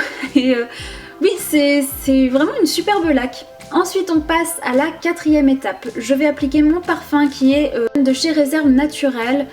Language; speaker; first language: French; native; French